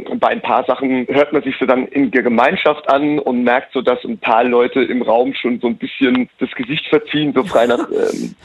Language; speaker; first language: German; native; German